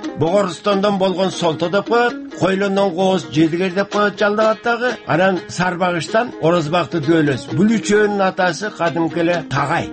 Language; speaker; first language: Kyrgyz; native; Kyrgyz